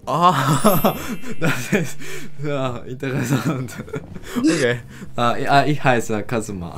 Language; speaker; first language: German; non-native, learner; Japanese